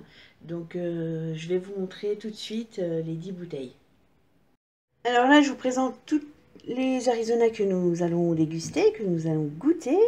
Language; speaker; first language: French; native; French